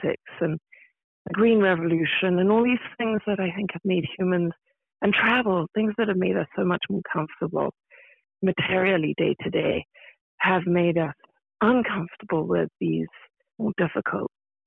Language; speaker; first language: English; native; English